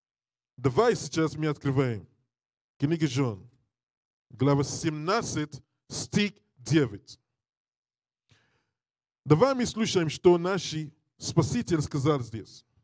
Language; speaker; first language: Russian; non-native, learner; English